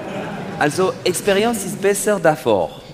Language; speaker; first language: German; non-native, learner; French